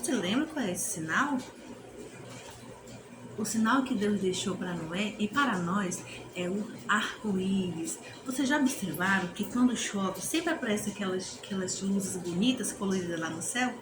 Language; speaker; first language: Portuguese; native; Portuguese